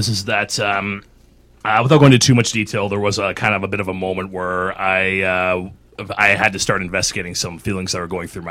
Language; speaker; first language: English; native; English